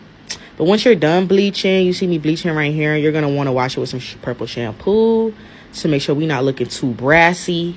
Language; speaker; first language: English; native; English